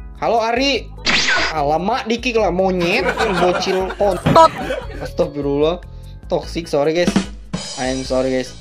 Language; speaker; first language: Indonesian; native; Indonesian